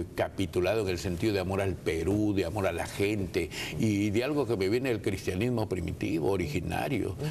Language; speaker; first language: Spanish; native; Spanish